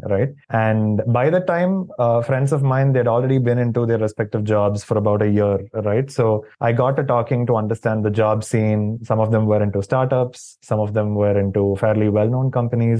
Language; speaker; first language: English; non-native, local second language; Tamil